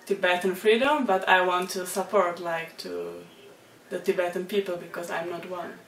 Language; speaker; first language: English; non-native, learner; Czech